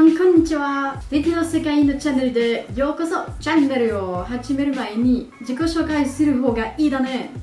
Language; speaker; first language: Japanese; non-native, learner; French